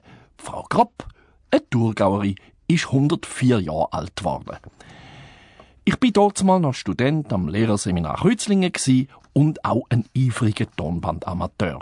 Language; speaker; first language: German; native; German